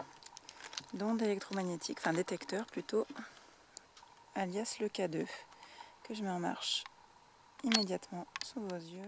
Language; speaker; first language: French; native; French